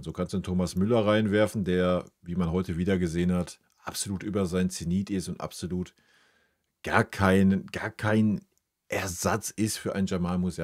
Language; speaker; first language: German; native; German